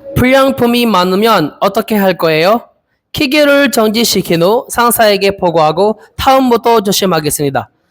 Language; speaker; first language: Korean; non-native, learner; Filipino